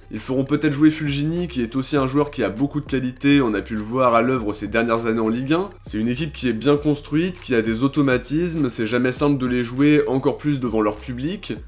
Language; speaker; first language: French; native; French